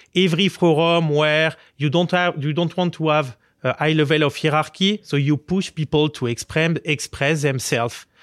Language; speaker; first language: English; non-native, fluent; French